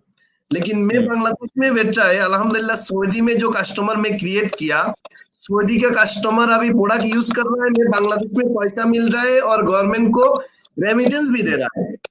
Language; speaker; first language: Hindi; non-native, fluent; Bangla